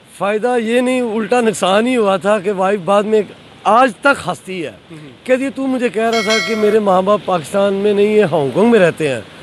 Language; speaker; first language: Urdu; non-native, local second language; Punjabi